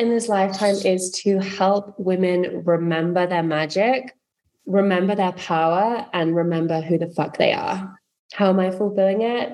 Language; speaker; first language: English; native; English